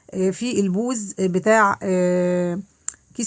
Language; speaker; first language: Arabic; native; Arabic